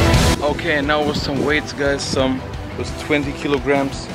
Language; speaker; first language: English; non-native, fluent; German